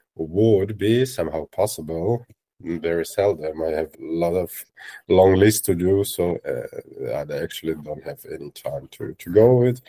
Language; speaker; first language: English; non-native, fluent; Russian